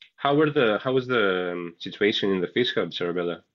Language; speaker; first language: English; non-native, fluent; Greek